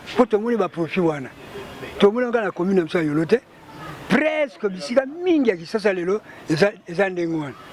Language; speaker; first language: Lingala; native; Lingala